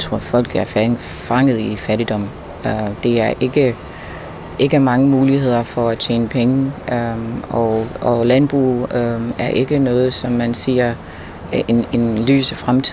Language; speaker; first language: Danish; non-native, fluent; English